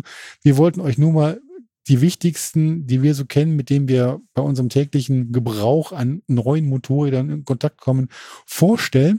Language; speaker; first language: German; native; German